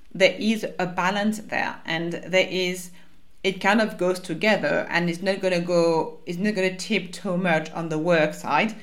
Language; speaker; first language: English; non-native, fluent; French